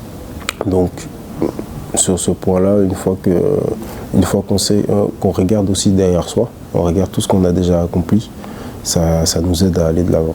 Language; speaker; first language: French; early bilingual, other home language; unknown